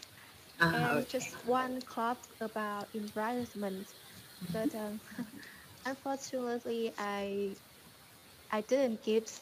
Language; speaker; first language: English; non-native, learner; Vietnamese